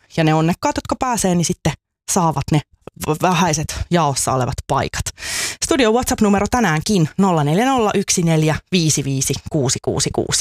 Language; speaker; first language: Finnish; native; Finnish